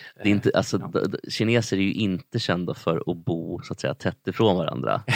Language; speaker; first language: Swedish; native; Swedish